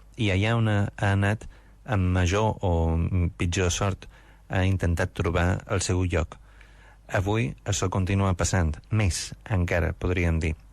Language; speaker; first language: Catalan; native; Catalan